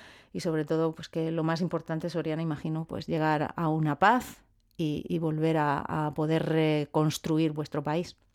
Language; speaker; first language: Spanish; native; Spanish